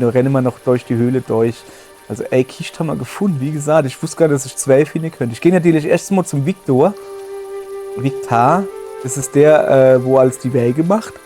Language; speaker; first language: German; native; German